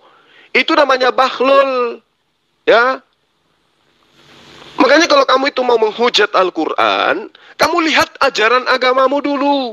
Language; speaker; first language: Indonesian; native; Indonesian